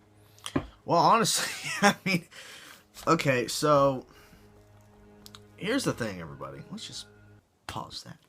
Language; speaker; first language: English; native; English